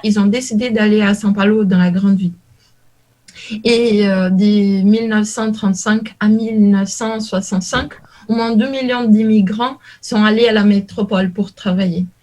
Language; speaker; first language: French; non-native, learner; Portuguese